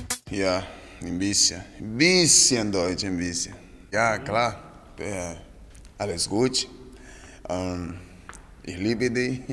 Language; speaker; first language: German; non-native, learner; Portuguese